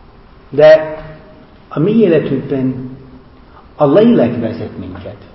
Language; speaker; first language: Hungarian; non-native, fluent; English